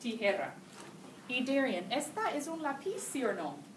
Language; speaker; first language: Spanish; non-native, learner; English